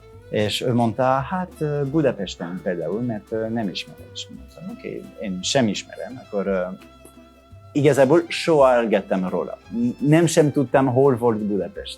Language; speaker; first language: Hungarian; non-native, learner; French